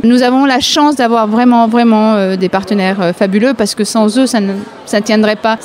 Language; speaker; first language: French; native; French